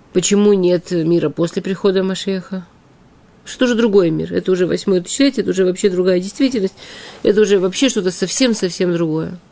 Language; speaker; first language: Russian; early bilingual, heritage; Russian